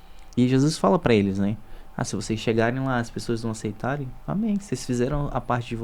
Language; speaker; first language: Portuguese; native; Portuguese